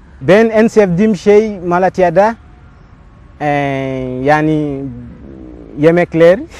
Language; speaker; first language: Turkish; non-native, learner; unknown